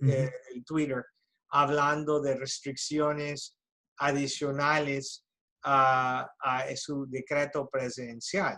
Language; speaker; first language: Spanish; early bilingual, heritage; Spanish